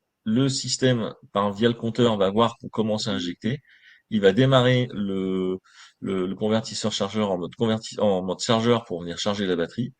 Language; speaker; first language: French; native; French